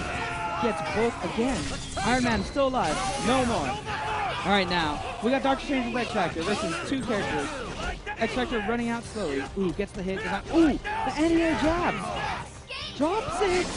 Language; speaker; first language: English; native; English